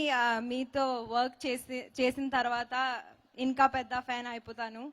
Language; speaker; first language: Telugu; non-native, local second language; Hindi